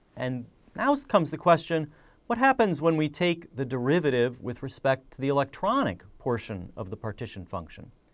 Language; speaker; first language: English; native; English